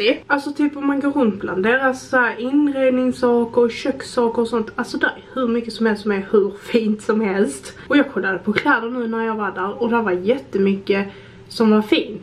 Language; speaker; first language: Swedish; native; Swedish